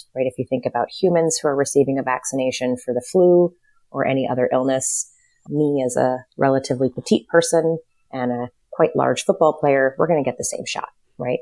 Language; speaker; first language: English; native; English